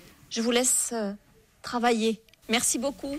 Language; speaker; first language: French; native; French